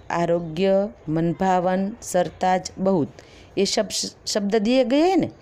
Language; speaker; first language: Hindi; non-native, local second language; Gujarati